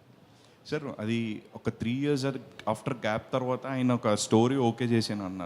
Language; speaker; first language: Telugu; native; Telugu